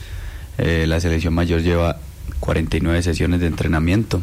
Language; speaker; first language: Spanish; native; Spanish